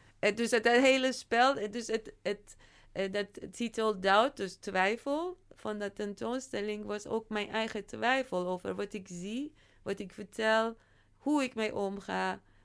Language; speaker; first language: Dutch; non-native, fluent; Persian